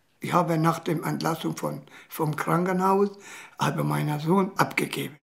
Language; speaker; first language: German; non-native, learner; Kurdish